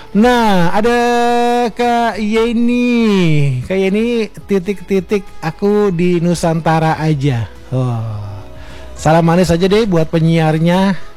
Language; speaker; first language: Indonesian; native; Indonesian